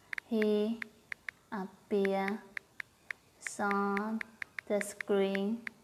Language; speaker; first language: English; non-native, learner; Vietnamese